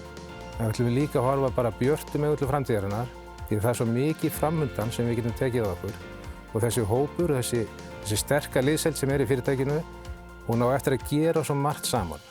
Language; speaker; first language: Icelandic; native; Icelandic